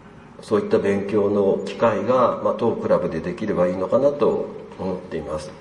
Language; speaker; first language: Japanese; native; Japanese